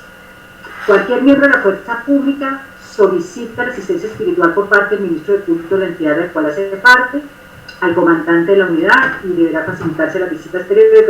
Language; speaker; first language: Spanish; native; Spanish